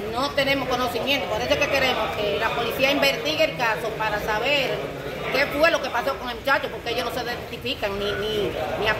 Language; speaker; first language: Spanish; native; Spanish